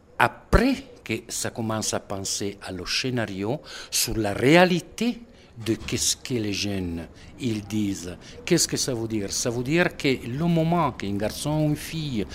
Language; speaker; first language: French; non-native, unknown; Italian